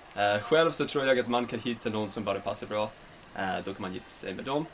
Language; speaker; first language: Swedish; non-native, fluent; English